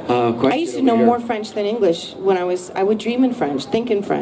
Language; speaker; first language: English; native; English